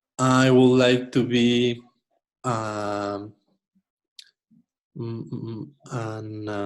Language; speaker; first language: English; non-native, learner; Spanish